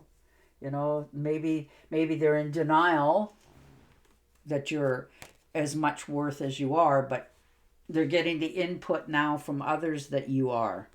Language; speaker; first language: English; native; English